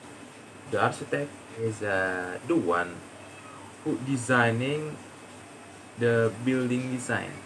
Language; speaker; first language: English; non-native, learner; Indonesian